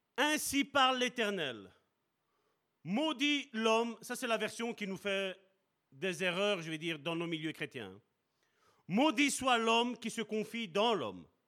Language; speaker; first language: French; early bilingual, other home language; Italian